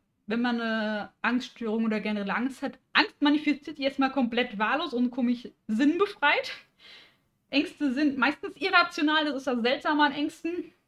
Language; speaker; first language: German; native; German